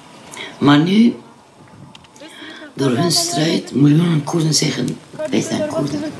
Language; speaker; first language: Dutch; non-native, fluent; Kurdish